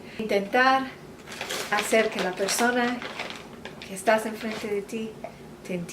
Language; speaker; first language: Spanish; non-native, fluent; English